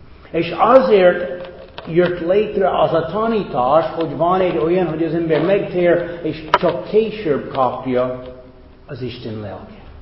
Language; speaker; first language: Hungarian; non-native, fluent; English